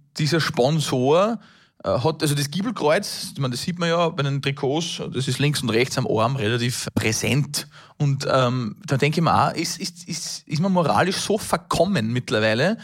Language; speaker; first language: German; native; German